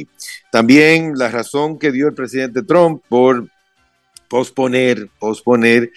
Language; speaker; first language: Spanish; native; Spanish